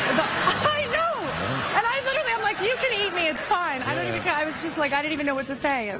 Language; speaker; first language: English; native; English